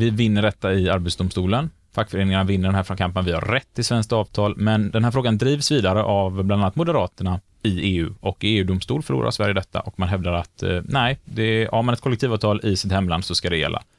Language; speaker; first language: Swedish; native; Swedish